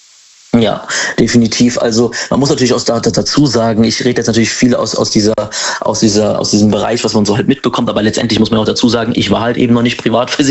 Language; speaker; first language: German; native; German